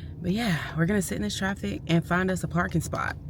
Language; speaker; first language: English; native; English